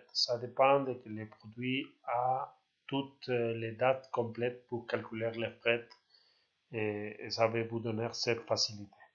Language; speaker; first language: French; non-native, learner; Spanish